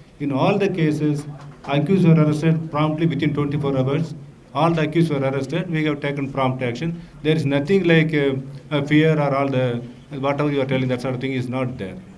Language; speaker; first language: English; non-native, local second language; Tamil